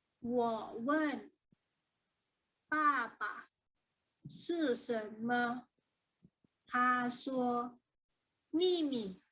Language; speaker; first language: Chinese; non-native, fluent; Thai